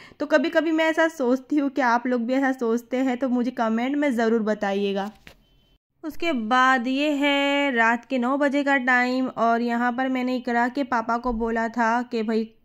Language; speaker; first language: Hindi; native; Hindi